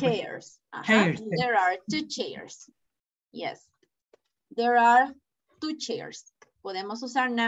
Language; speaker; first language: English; non-native, fluent; Spanish